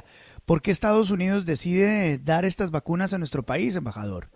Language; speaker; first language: Spanish; native; Spanish